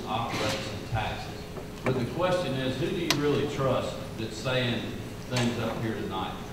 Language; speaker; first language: English; native; English